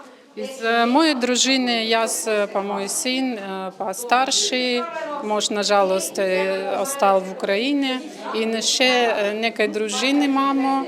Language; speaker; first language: Slovenian; non-native, learner; Ukrainian